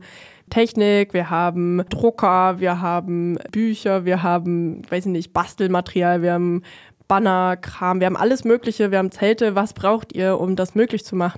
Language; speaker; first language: German; native; German